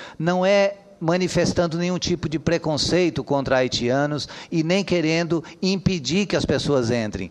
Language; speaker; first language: Portuguese; native; Portuguese